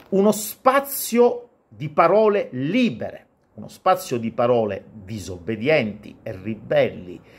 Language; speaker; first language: Italian; native; Italian